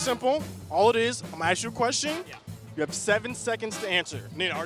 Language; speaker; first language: English; native; English